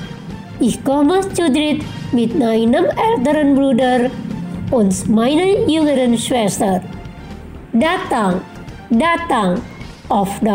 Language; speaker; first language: German; non-native, fluent; Indonesian